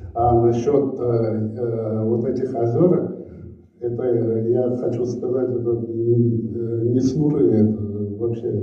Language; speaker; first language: Russian; non-native, local second language; Kazakh